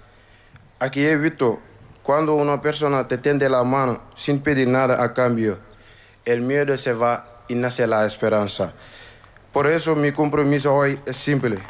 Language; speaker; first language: Spanish; non-native, learner; Wolof